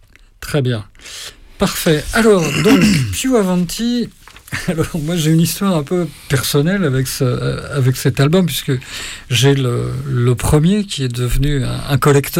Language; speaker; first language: French; native; French